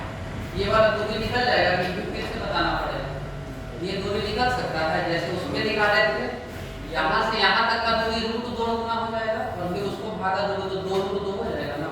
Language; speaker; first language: Hindi; native; Hindi